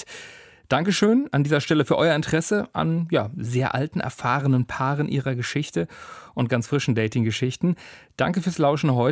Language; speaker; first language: German; native; German